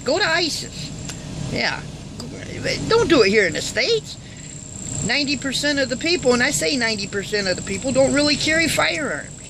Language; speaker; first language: English; native; English